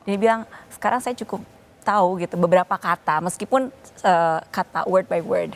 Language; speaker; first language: Indonesian; native; Indonesian